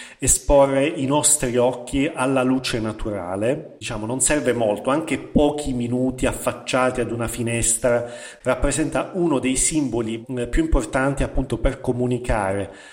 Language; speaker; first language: Italian; native; Italian